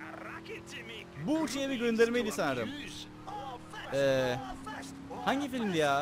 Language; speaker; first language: Turkish; native; Turkish